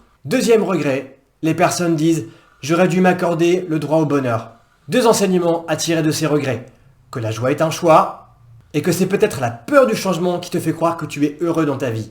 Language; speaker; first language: French; native; French